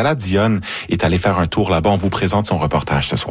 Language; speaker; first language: French; native; French